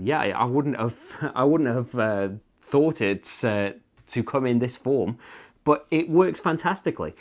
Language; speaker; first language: English; native; English